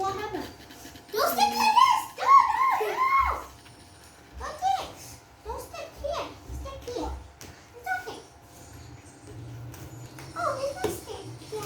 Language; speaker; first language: English; non-native, learner; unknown